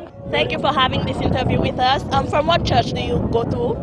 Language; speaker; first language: English; non-native, local second language; Seselwa Creole French